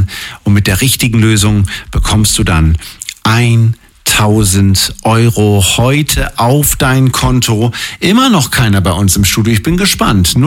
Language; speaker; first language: German; native; German